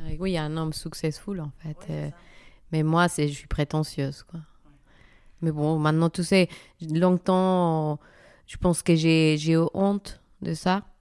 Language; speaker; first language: French; non-native, fluent; Spanish